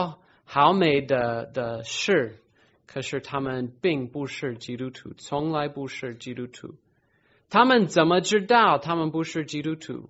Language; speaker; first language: Chinese; non-native, fluent; English